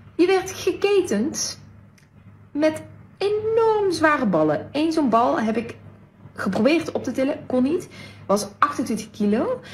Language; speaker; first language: Dutch; native; Dutch